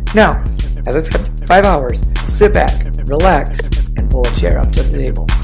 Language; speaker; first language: English; native; English